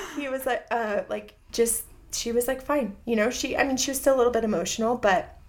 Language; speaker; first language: English; native; English